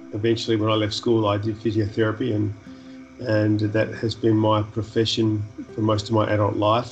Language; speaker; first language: English; native; English